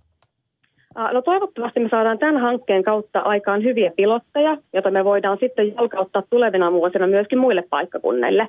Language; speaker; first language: Finnish; native; Finnish